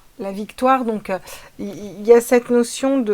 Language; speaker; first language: French; native; French